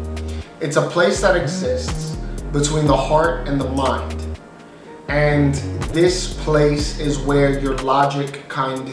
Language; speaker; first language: English; native; English